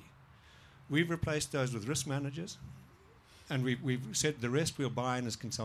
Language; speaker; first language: English; native; English